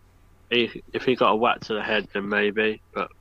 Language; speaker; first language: English; native; English